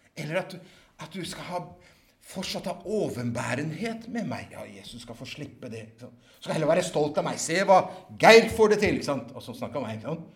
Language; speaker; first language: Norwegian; native; Norwegian